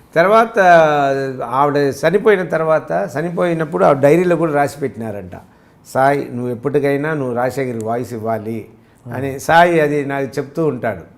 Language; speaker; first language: Telugu; native; Telugu